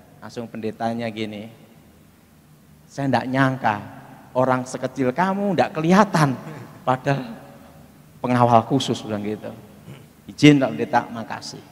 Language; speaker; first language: Indonesian; native; Indonesian